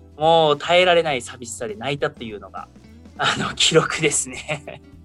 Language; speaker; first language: Japanese; native; Japanese